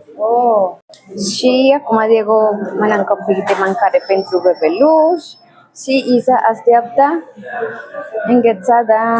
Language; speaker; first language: Romanian; non-native, learner; Spanish